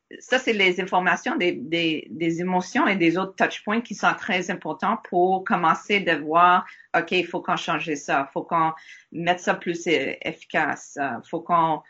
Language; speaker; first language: French; non-native, learner; English